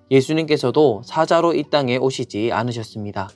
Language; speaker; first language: Korean; native; Korean